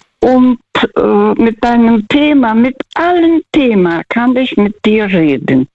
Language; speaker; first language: German; early bilingual, other home language; Russian